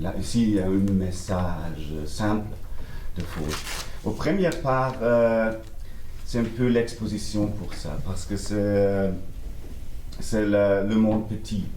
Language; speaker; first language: French; non-native, learner; German